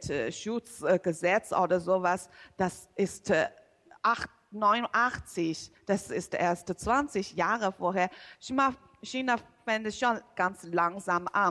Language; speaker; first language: German; non-native, learner; Chinese